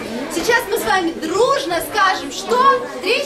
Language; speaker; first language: Russian; native; Russian